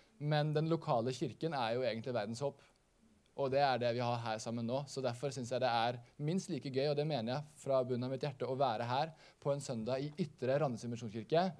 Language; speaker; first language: Norwegian; native; Norwegian